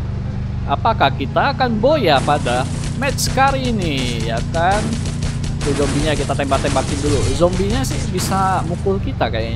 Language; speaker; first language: Indonesian; native; Indonesian